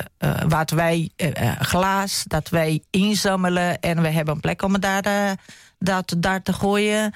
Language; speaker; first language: Dutch; non-native, fluent; Portuguese